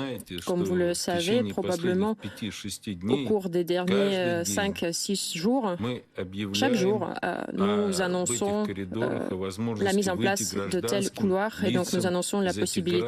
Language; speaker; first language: French; non-native, fluent; Russian